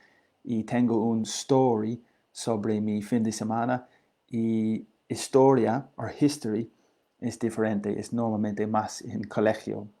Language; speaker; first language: Spanish; non-native, learner; English